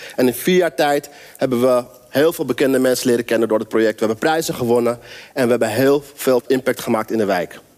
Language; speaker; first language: Dutch; native; Dutch